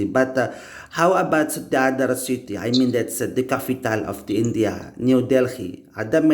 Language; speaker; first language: English; non-native, learner; Indonesian